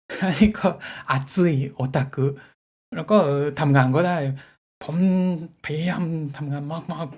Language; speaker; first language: Thai; non-native, learner; Japanese